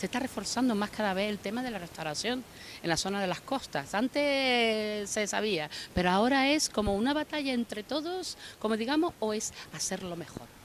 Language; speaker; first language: Spanish; native; Spanish